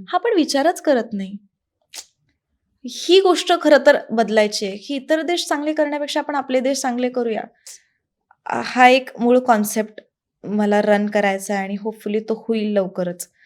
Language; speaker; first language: Marathi; native; Marathi